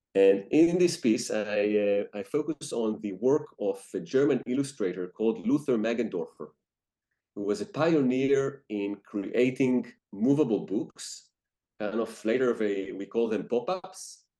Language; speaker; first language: English; non-native, fluent; Hebrew